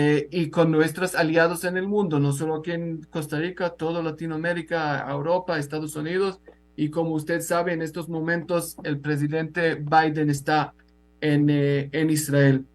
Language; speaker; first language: Spanish; non-native, fluent; Hebrew